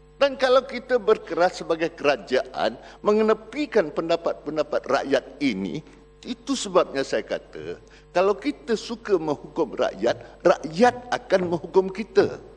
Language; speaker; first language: Malay; native; Malay